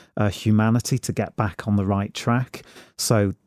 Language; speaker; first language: English; native; English